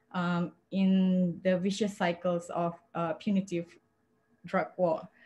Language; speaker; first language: English; non-native, local second language; Malay